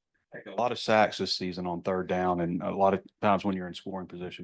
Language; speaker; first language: English; native; English